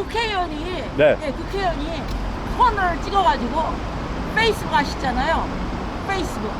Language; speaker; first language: Korean; native; Korean